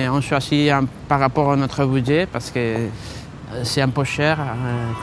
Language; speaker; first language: French; non-native, fluent; Spanish